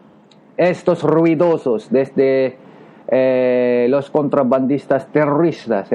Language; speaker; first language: Spanish; non-native, learner; Japanese